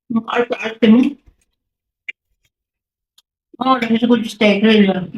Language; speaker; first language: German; non-native, learner; Filipino